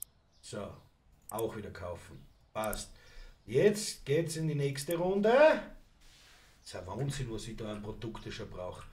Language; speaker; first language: German; native; German